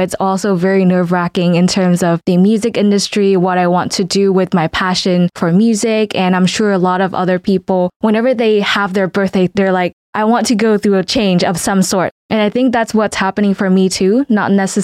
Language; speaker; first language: English; non-native, fluent; Vietnamese